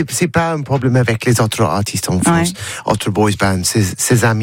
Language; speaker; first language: French; non-native, learner; English